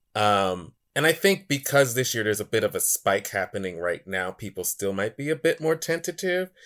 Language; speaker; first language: English; native; English